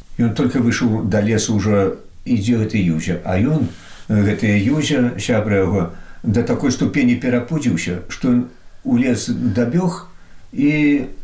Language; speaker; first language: Belarusian; native; Belarusian